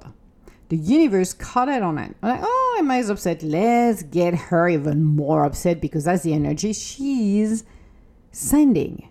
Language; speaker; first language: English; non-native, fluent; French